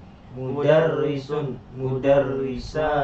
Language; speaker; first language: Arabic; non-native, learner; Indonesian